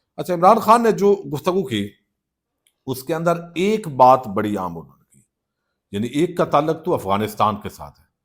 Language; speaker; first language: Urdu; non-native, local second language; Punjabi